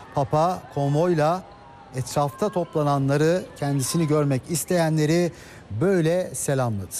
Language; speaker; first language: Turkish; native; Turkish